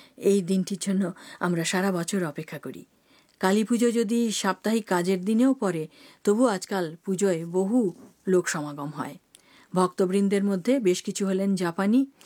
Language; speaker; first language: Bangla; native; Bangla